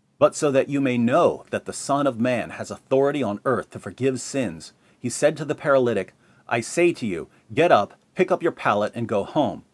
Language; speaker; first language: English; native; English